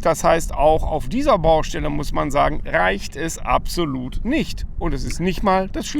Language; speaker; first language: German; native; German